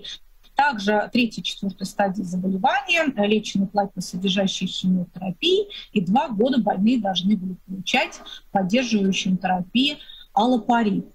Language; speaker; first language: Russian; native; Russian